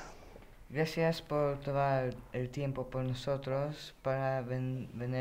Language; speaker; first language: Spanish; early bilingual, other home language; Polish